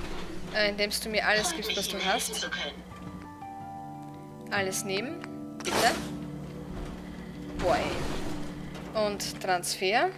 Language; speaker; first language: German; native; German